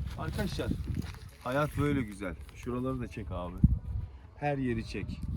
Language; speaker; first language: Turkish; early bilingual, heritage; Turkish